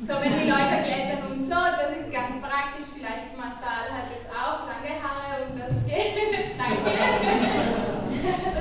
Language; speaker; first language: German; non-native, learner; Catalan